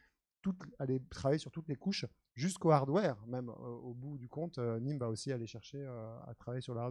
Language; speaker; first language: French; native; French